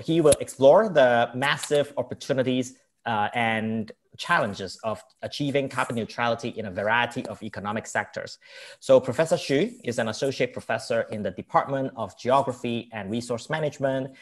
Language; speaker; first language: English; non-native, local second language; Cantonese